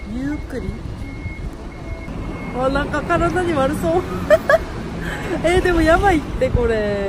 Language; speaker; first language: Japanese; non-native, learner; Korean